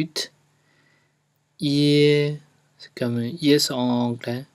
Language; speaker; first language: French; non-native, fluent; Chinese